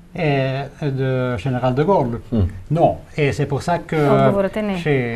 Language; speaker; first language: French; non-native, fluent; Swedish